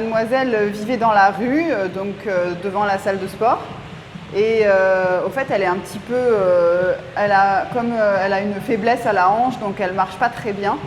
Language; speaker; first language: French; native; French